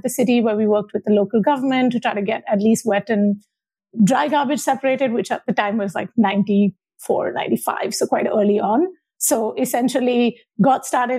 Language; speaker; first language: English; non-native, local second language; Hindi